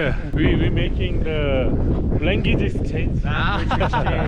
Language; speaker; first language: English; non-native, learner; Korean